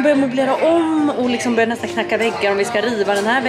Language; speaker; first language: Swedish; native; Swedish